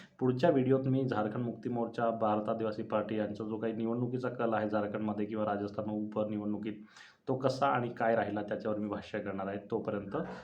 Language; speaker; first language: Marathi; non-native, local second language; Bhili